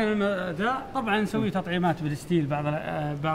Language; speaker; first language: Arabic; native; Arabic